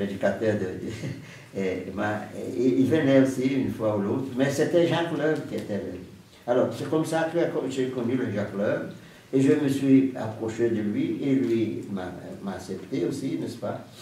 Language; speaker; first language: French; non-native, fluent; Portuguese